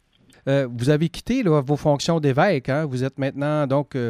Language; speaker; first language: French; native; French